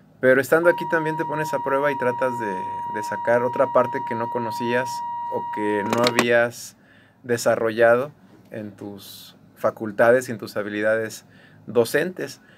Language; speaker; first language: Spanish; native; Spanish